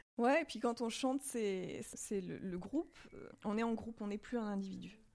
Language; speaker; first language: French; native; French